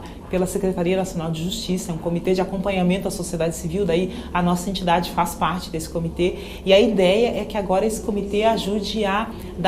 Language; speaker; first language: Portuguese; native; Portuguese